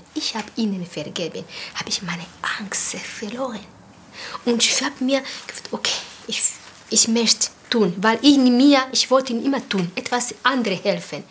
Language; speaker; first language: German; non-native, learner; Kinyarwanda